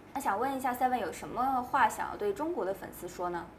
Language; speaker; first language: Chinese; native; Chinese